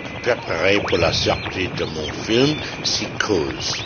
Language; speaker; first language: French; non-native, learner; English